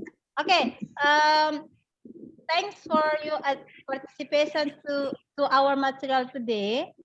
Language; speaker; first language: English; non-native, learner; Indonesian